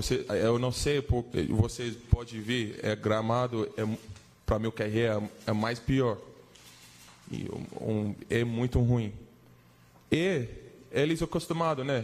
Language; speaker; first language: Portuguese; non-native, learner; English